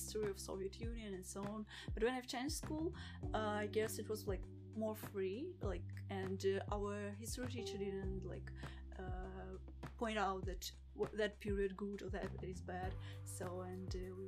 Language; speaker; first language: English; non-native, fluent; Russian